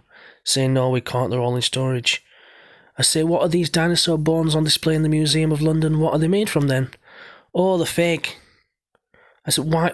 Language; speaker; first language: English; native; English